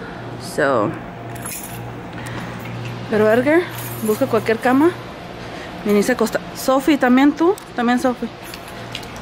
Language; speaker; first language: Spanish; early bilingual, heritage; Spanish